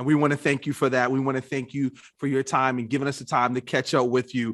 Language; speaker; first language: English; native; English